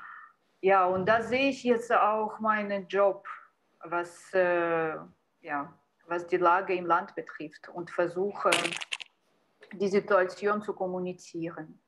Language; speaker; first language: German; non-native, fluent; Ukrainian